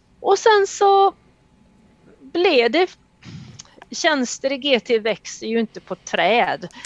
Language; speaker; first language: Swedish; native; Swedish